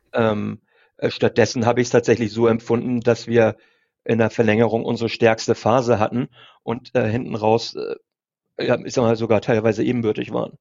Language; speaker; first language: German; native; German